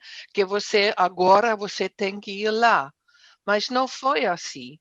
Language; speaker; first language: Portuguese; non-native, fluent; German